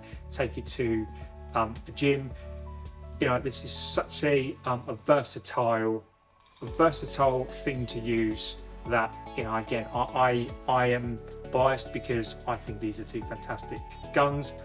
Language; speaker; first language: English; native; English